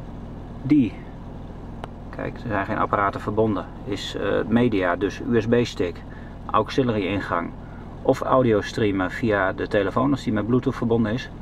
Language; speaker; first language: Dutch; native; Dutch